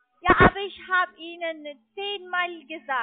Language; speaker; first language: German; non-native, learner; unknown